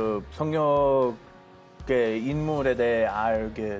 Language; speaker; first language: Korean; non-native, fluent; Hebrew